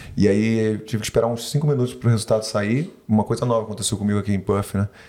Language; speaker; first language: Portuguese; native; Portuguese